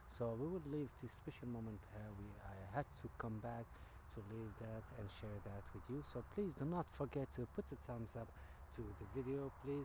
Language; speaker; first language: English; non-native, fluent; French